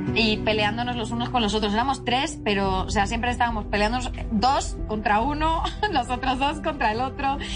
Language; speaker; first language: Spanish; native; Spanish